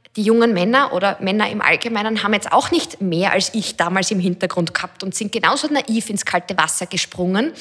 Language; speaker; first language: German; native; German